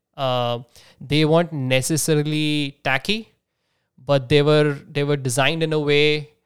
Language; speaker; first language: English; non-native, local second language; Marathi